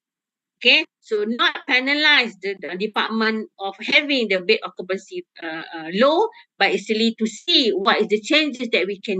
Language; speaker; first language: English; non-native, local second language; Malay